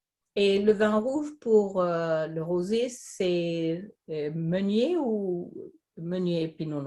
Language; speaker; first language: French; non-native, fluent; Swedish